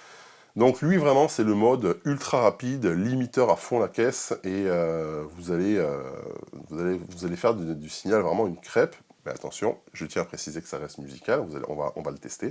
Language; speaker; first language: French; native; French